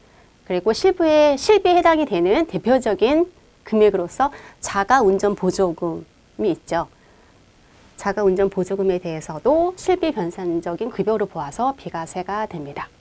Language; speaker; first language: Korean; native; Korean